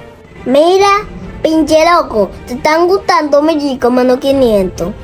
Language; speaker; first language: Spanish; native; Spanish